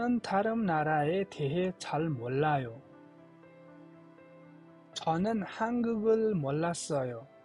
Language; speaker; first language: Korean; non-native, fluent; Nepali